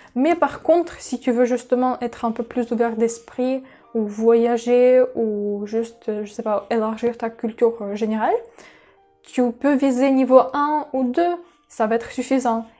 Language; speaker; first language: French; non-native, fluent; Russian